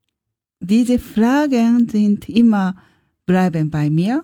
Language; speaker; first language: German; non-native, learner; Japanese